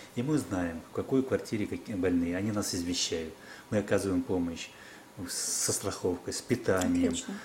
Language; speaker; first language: Russian; non-native, local second language; Kyrgyz